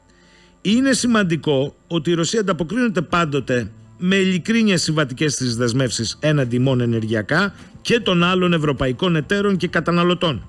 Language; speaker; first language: Greek; native; Greek